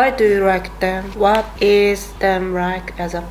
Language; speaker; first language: English; non-native, learner; Korean